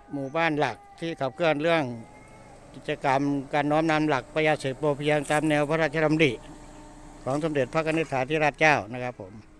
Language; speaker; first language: Thai; non-native, local second language; Northeastern Thai